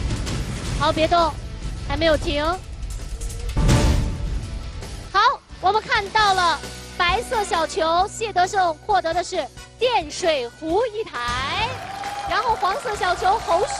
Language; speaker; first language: Chinese; native; Chinese